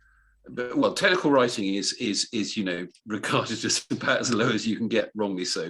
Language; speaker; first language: English; native; English